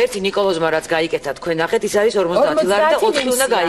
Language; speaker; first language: Georgian; native; Georgian